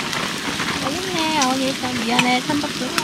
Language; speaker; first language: Korean; native; Korean